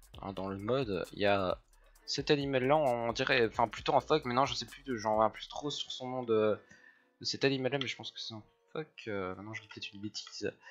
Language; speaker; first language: French; native; French